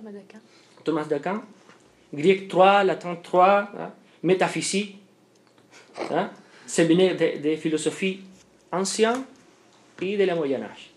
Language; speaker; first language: French; non-native, fluent; Spanish